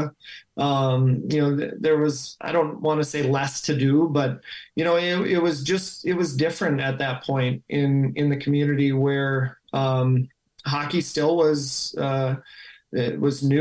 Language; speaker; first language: English; native; English